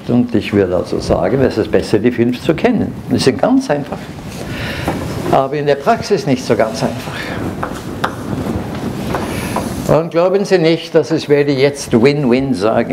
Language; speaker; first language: German; non-native, fluent; Norwegian